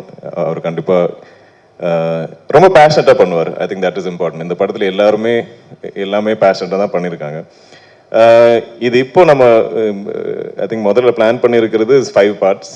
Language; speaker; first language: Tamil; non-native, local second language; Malayalam